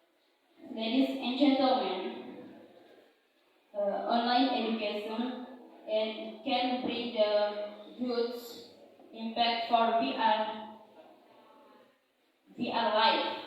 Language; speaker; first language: English; non-native, learner; Indonesian